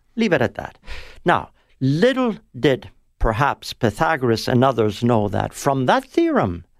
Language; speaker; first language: English; native; English